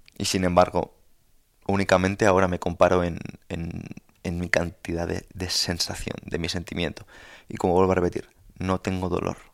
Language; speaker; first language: Spanish; native; Spanish